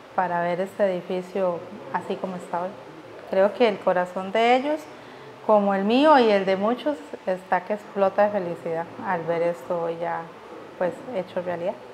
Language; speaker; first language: Spanish; native; Spanish